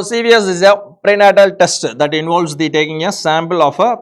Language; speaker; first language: English; non-native, local second language; Tamil